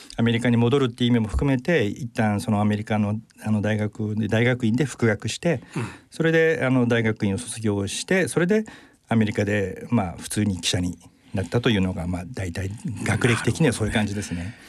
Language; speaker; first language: Japanese; native; Japanese